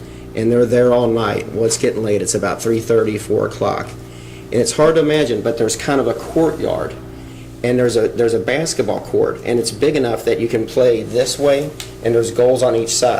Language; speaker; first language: English; native; English